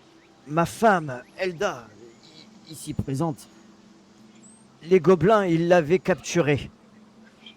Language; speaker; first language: French; native; French